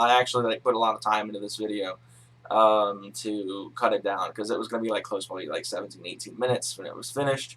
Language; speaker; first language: English; native; English